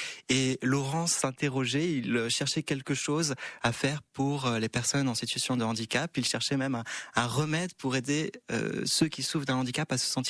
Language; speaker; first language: French; native; French